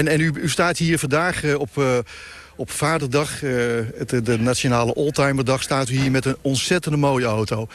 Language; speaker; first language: Dutch; native; Dutch